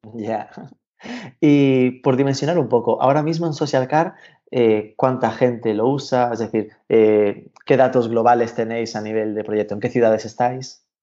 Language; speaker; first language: Spanish; native; Spanish